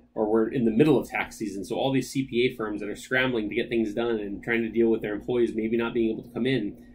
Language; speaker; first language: English; native; English